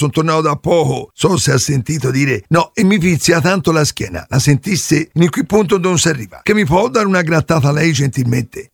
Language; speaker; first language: Italian; native; Italian